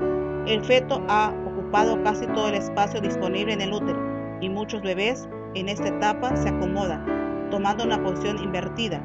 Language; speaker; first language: Spanish; native; Spanish